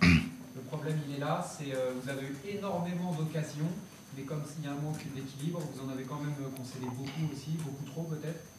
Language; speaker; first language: French; native; French